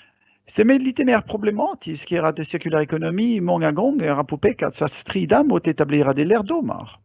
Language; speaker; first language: Swedish; non-native, fluent; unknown